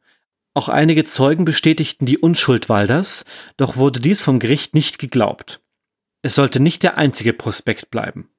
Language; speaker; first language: German; native; German